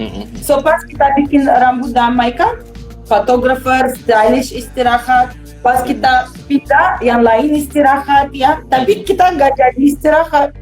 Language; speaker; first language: Indonesian; non-native, fluent; Russian